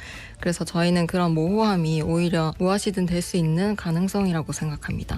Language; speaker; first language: Korean; native; Korean